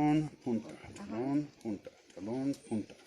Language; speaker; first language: Spanish; non-native, learner; English